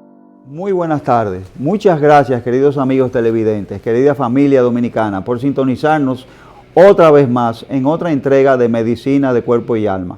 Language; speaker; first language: Spanish; native; Spanish